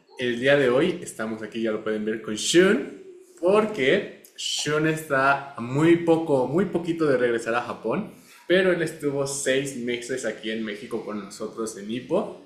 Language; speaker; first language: Spanish; native; Spanish